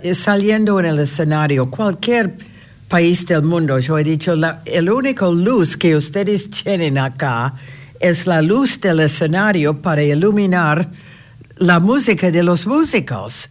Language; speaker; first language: Spanish; non-native, fluent; English